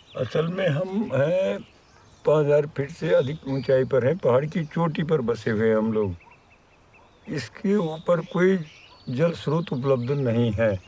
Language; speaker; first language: Hindi; non-native, local second language; Garhwali